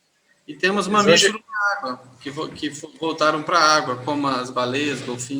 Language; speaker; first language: Portuguese; native; Portuguese